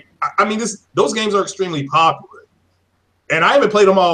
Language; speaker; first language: English; native; English